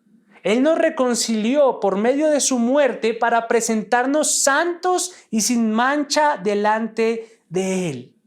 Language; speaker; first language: Spanish; native; Spanish